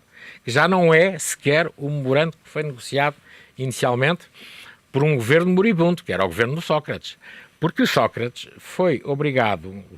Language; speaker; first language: Portuguese; native; Portuguese